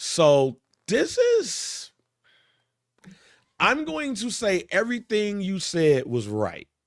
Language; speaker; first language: English; native; English